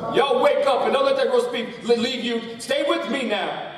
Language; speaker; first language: English; native; English